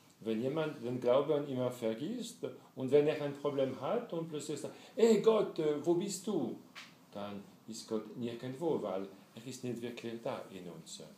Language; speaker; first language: German; non-native, fluent; French